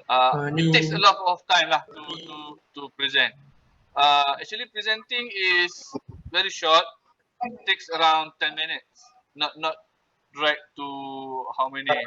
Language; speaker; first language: English; non-native, local second language; Malay